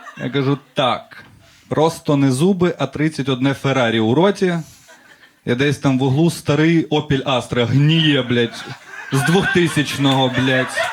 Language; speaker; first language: Ukrainian; non-native, local second language; Russian